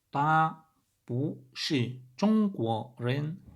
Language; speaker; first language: Chinese; non-native, learner; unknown